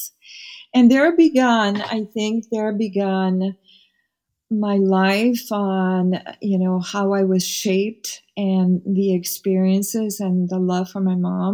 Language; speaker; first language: English; early bilingual, other home language; Spanish